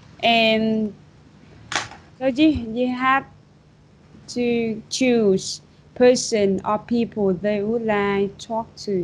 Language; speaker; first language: English; non-native, fluent; Vietnamese